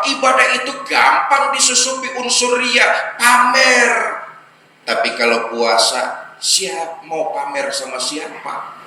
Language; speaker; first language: Indonesian; native; Indonesian